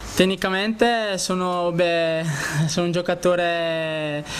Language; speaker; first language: Italian; early bilingual, other home language; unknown